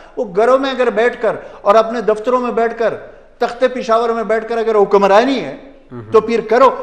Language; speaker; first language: Urdu; non-native, local second language; Pashto